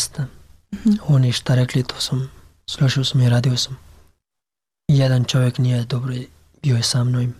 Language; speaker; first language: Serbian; non-native, learner; Pashto